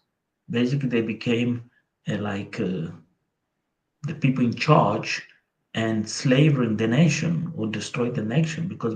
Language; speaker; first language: English; non-native, local second language; Portuguese